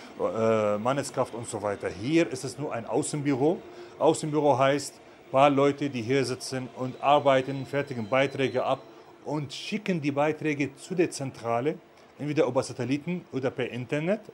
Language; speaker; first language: German; non-native, fluent; Arabic